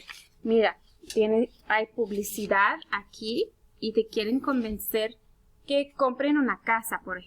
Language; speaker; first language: Spanish; early bilingual, heritage; Spanish